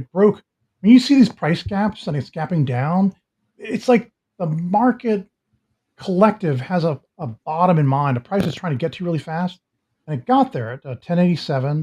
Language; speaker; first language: English; native; English